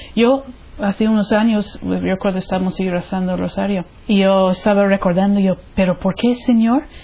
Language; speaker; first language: Spanish; non-native, fluent; English